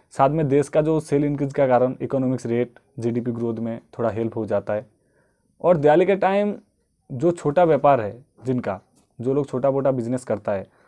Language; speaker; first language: Hindi; non-native, local second language; Bangla